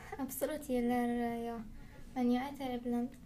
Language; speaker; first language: Swedish; non-native, learner; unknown